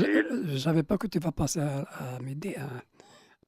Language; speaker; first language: French; non-native, local second language; Arabic